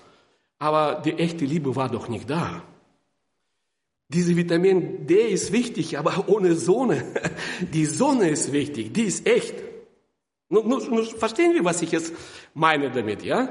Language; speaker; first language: German; non-native, fluent; Russian